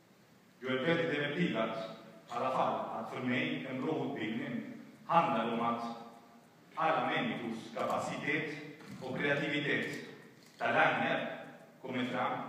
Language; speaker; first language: Swedish; non-native, fluent; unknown